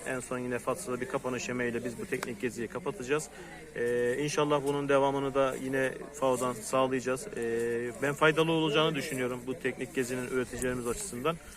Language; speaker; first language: Turkish; native; Turkish